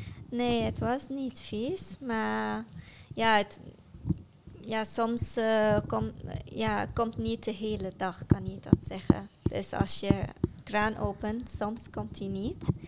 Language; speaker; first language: Dutch; non-native, fluent; Arabic